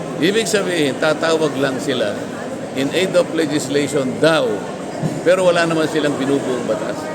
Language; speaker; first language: Filipino; native; Filipino